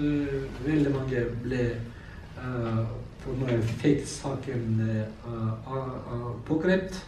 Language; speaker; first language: Norwegian; non-native, learner; Azerbaijani